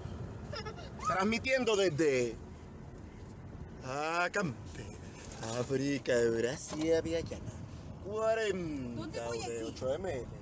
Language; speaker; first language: Spanish; native; Spanish